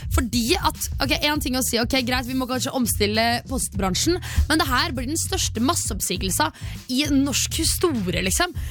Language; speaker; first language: Norwegian; native; Norwegian